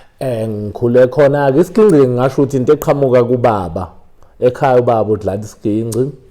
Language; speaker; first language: Zulu; native; Zulu